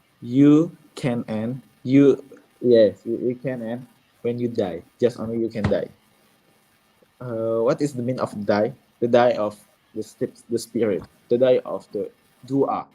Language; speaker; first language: English; non-native, learner; Indonesian